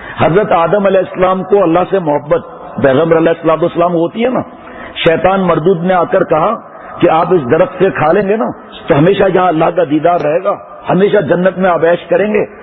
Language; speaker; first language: Urdu; non-native, local second language; Pashto